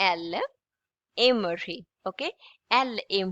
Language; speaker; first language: French; non-native, fluent; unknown